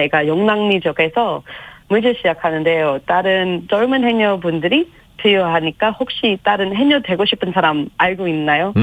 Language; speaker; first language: Korean; non-native, fluent; English